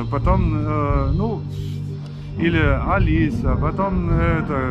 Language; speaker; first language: Russian; non-native, fluent; German